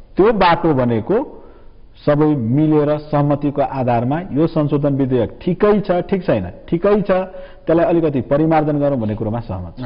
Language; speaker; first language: Nepali; non-native, local second language; Maithili